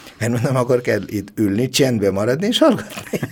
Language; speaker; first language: Hungarian; non-native, learner; Bangla